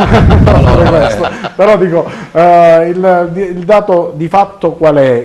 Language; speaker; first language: Italian; native; Italian